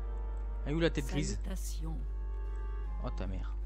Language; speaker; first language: French; native; French